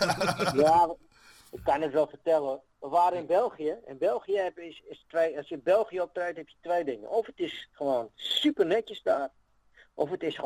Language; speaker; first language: Dutch; native; Dutch